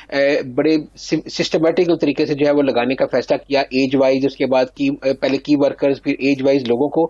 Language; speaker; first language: Urdu; native; Urdu